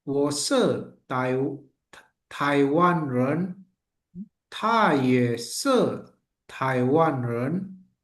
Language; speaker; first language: Chinese; non-native, learner; Indonesian